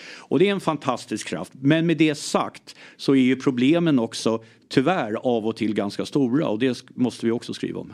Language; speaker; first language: Swedish; early bilingual, other home language; English